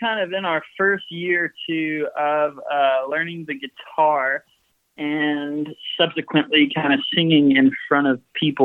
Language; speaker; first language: English; native; English